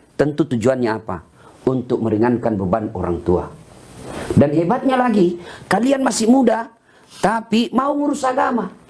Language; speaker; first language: Indonesian; non-native, local second language; Buginese